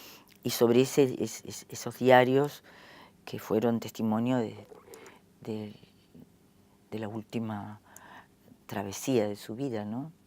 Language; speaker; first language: Spanish; native; Spanish